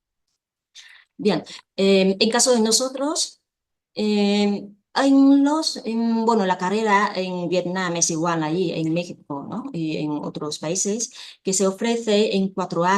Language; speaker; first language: Spanish; non-native, fluent; Vietnamese